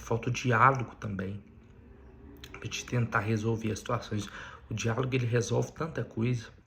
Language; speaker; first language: Portuguese; native; Portuguese